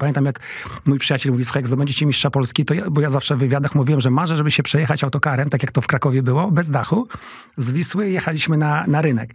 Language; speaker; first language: Polish; native; Polish